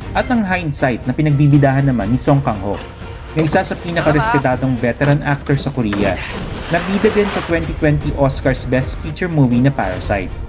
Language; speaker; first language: Filipino; native; Filipino